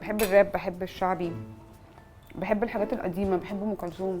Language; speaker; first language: Arabic; native; Arabic